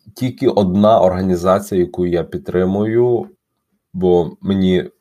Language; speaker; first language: Ukrainian; native; Ukrainian